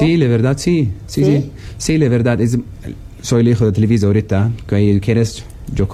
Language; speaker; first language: Spanish; non-native, learner; Arabic